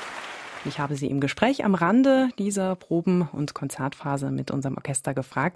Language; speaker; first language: German; native; German